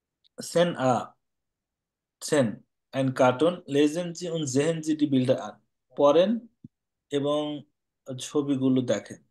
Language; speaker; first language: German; non-native, fluent; Bangla